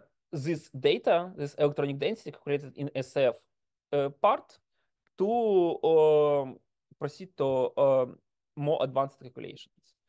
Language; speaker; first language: English; non-native, fluent; Ukrainian